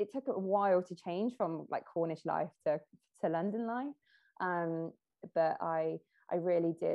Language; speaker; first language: English; native; English